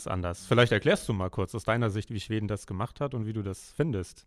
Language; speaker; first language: German; native; German